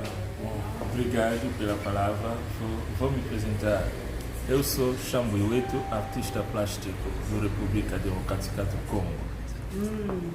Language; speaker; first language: Portuguese; non-native, learner; Luba-Lulua